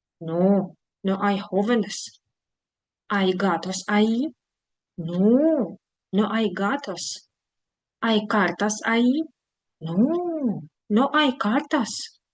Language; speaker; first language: Spanish; non-native, fluent; Ukrainian